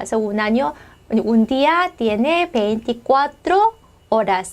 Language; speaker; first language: Spanish; non-native, fluent; Korean